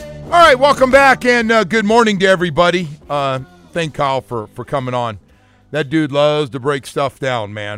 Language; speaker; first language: English; native; English